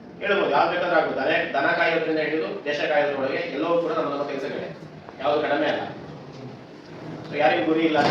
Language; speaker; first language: Kannada; non-native, local second language; Kodava